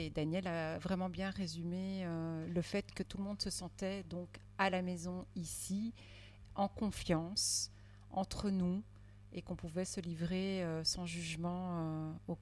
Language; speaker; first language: French; native; French